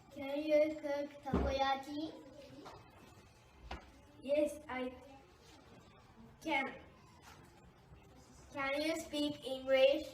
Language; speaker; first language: English; non-native, learner; Japanese